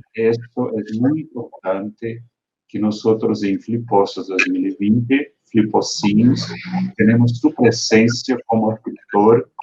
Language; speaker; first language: Spanish; non-native, fluent; Portuguese